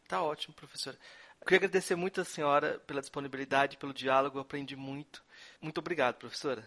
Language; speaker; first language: Portuguese; native; Portuguese